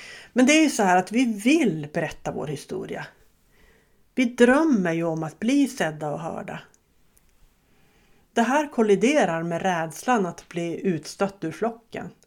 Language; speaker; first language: Swedish; native; Swedish